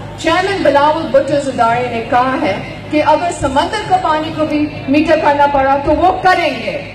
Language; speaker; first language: Urdu; non-native, local second language; English